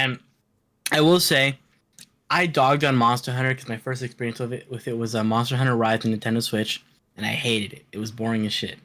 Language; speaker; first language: English; native; English